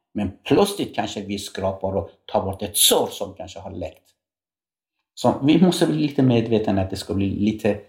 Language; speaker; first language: Swedish; non-native, fluent; Persian